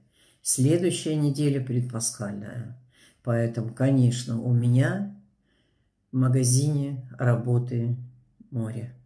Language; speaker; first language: Russian; native; Russian